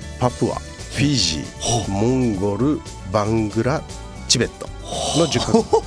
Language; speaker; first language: Japanese; native; Japanese